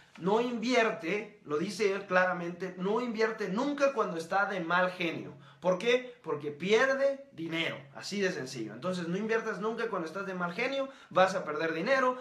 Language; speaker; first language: Spanish; native; Spanish